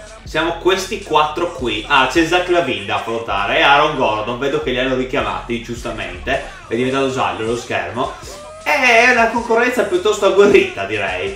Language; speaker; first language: Italian; native; Italian